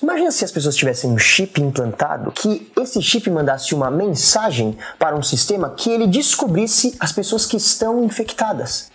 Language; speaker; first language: Portuguese; native; Portuguese